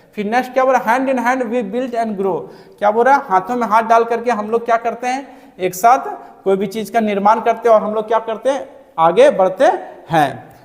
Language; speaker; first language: Hindi; native; Hindi